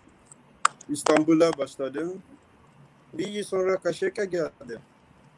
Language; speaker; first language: Turkish; non-native, learner; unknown